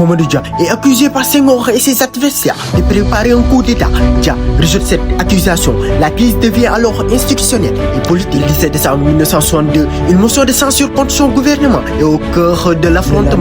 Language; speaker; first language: French; non-native, local second language; Wolof